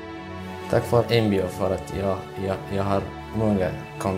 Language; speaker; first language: Swedish; non-native, learner; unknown